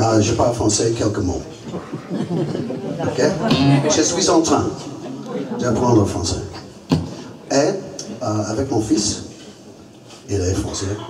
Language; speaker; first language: French; non-native, learner; English